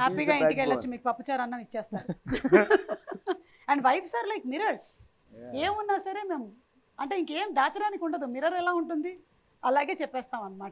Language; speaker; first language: Telugu; native; Telugu